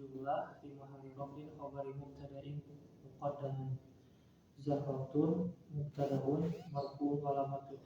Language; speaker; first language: Arabic; non-native, learner; Indonesian